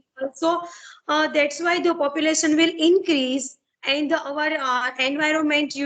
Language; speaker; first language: English; non-native, learner; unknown